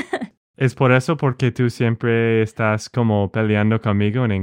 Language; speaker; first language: Spanish; non-native, fluent; English